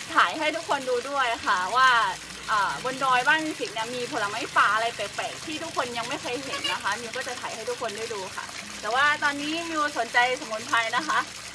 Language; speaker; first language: Thai; non-native, local second language; Akha